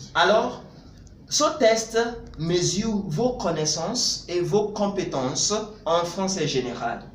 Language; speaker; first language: French; non-native, fluent; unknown